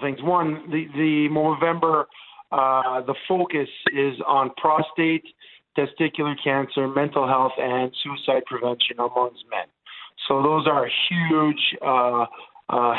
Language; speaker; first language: English; non-native, fluent; Italian